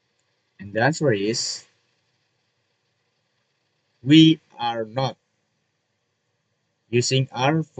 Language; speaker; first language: English; non-native, learner; Indonesian